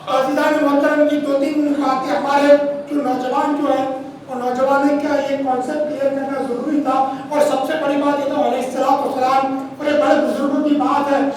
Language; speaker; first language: Urdu; non-native, local second language; Gujarati